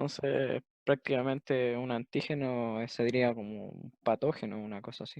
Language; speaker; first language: Spanish; native; Spanish